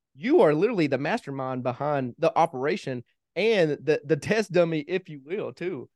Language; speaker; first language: English; native; English